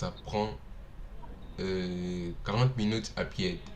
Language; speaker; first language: French; non-native, learner; Portuguese